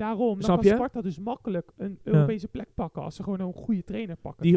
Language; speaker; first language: Dutch; native; Dutch